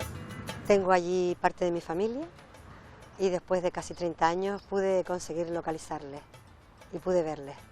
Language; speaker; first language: Spanish; early bilingual, other home language; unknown